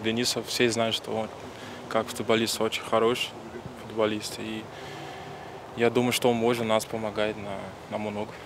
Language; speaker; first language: Russian; non-native, learner; Portuguese